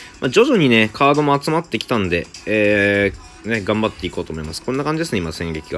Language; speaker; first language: Japanese; native; Japanese